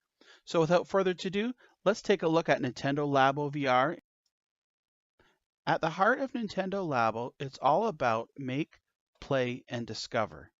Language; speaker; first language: English; native; English